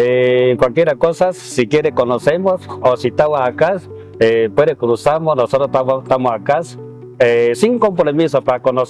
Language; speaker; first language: Spanish; non-native, learner; Chinese